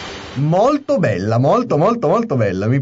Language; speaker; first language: Italian; native; Italian